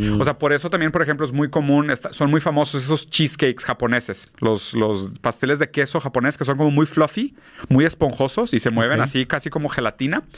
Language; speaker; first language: Spanish; native; Spanish